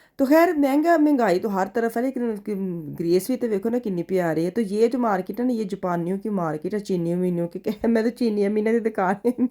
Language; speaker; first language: Urdu; non-native, local second language; Punjabi